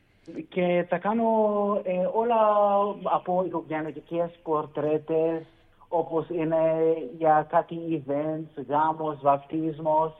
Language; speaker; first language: Greek; early bilingual, heritage; Greek